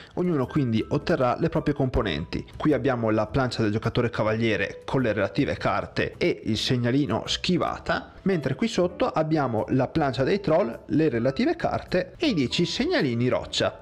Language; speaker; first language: Italian; native; Italian